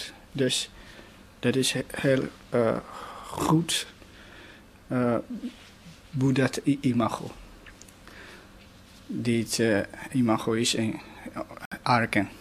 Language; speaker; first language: Dutch; non-native, learner; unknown